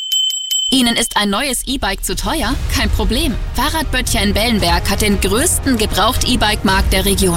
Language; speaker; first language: German; native; German